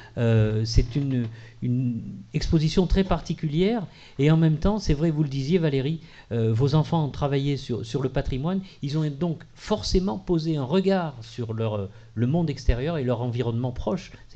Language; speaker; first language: French; native; French